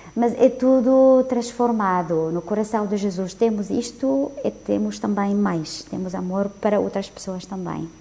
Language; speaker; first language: Portuguese; non-native, fluent; Arabic